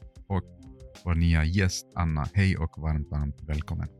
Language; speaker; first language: Swedish; non-native, fluent; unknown